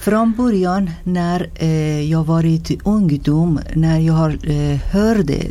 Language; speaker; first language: Swedish; non-native, learner; Persian